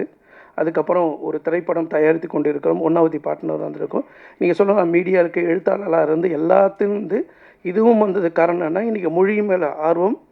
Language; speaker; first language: Tamil; native; Tamil